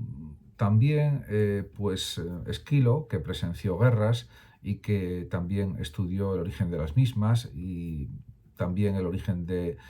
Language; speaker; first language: Spanish; native; Spanish